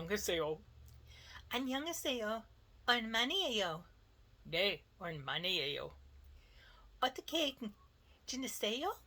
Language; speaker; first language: Korean; non-native, learner; English